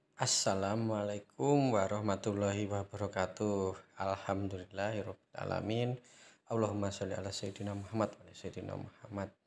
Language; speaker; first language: Indonesian; native; Indonesian